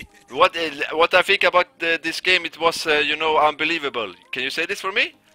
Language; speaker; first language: English; non-native, fluent; Swedish